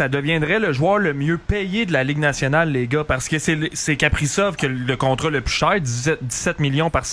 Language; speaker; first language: French; native; French